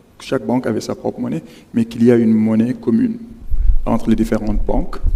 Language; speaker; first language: French; non-native, local second language; Wolof